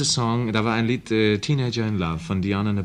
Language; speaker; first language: German; native; German